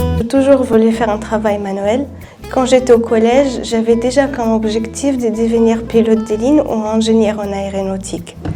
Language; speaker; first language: French; non-native, fluent; Arabic